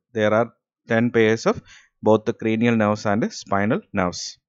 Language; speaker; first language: English; non-native, local second language; Malayalam